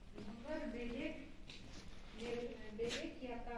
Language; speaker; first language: Turkish; non-native, learner; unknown